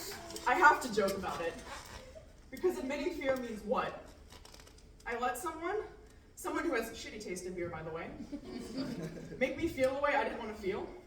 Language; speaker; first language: English; native; English